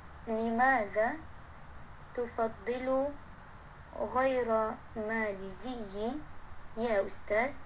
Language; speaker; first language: Arabic; non-native, learner; Malay